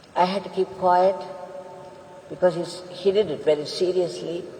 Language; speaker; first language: English; non-native, local second language; Tamil